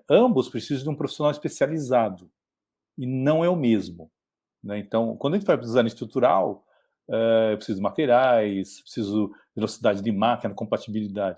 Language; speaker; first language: Portuguese; native; Portuguese